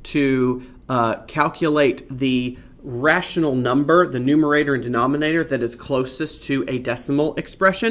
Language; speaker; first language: English; native; English